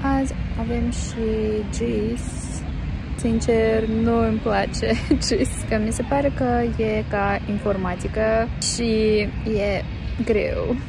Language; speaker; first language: Romanian; non-native, fluent; Kazakh